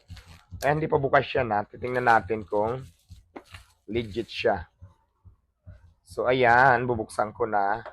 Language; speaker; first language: Filipino; non-native, local second language; Hiligaynon